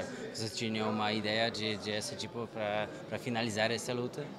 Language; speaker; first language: Portuguese; non-native, fluent; Polish